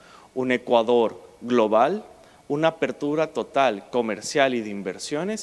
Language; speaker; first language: Spanish; native; Spanish